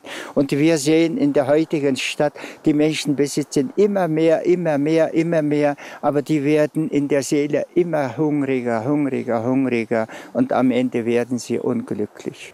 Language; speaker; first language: German; non-native, fluent; Tuvinian